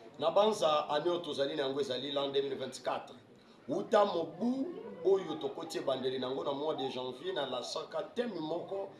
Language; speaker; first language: Lingala; non-native, local second language; Kongo